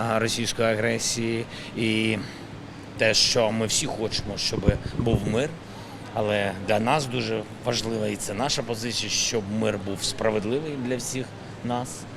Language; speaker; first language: Ukrainian; non-native, local second language; Russian